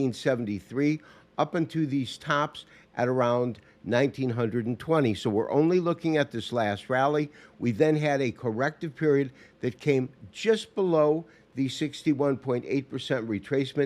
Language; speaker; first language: English; native; English